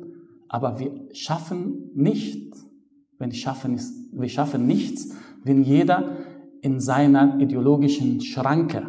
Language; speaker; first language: German; non-native, fluent; Arabic